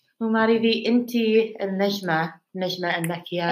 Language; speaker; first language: Arabic; non-native, learner; English